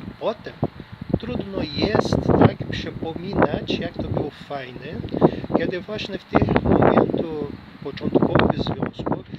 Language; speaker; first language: Polish; non-native, learner; Portuguese